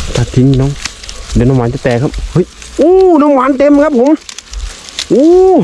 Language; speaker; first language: Thai; native; Thai